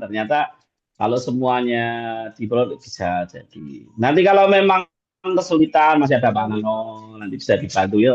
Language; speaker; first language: Indonesian; native; Indonesian